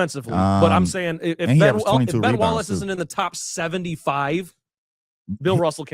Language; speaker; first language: English; native; English